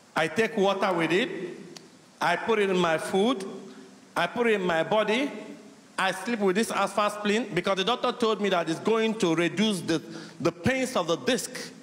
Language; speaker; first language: English; non-native, local second language; Igbo